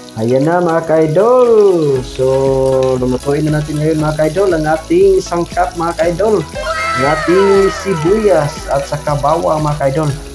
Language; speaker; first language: Filipino; non-native, local second language; Cebuano